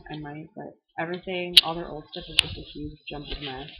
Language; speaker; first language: English; native; English